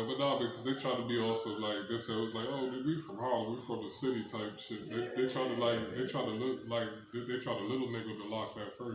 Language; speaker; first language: English; native; English